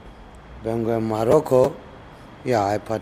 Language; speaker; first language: Spanish; non-native, learner; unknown